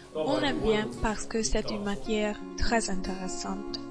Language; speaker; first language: French; non-native, learner; Hungarian